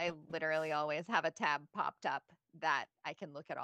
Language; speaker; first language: English; non-native, fluent; Bosnian